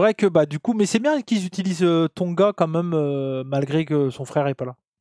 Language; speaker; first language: French; native; French